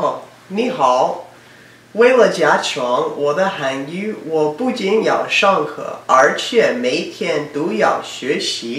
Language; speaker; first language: Chinese; non-native, learner; English